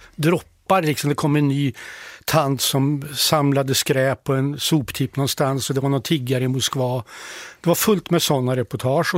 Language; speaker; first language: Swedish; native; Swedish